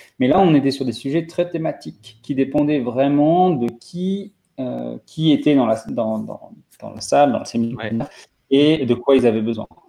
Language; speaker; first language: French; native; French